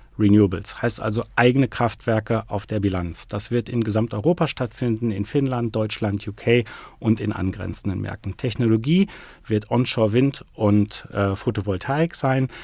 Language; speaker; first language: German; native; German